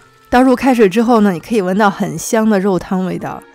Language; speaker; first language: Chinese; native; Chinese